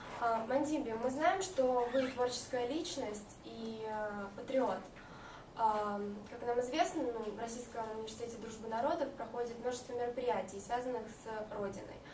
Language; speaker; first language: Russian; non-native, learner; Malagasy